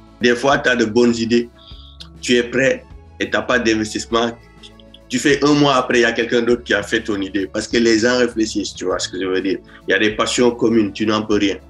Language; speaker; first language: French; non-native, local second language; Wolof